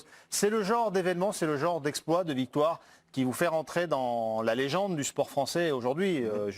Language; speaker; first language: French; native; French